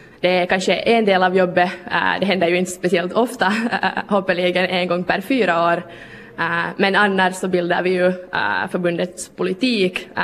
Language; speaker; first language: Swedish; native; Swedish